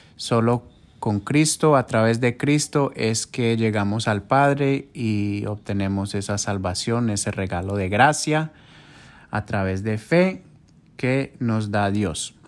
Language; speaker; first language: Spanish; early bilingual, heritage; Spanish